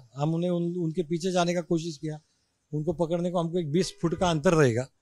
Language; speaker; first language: Hindi; non-native, local second language; Marathi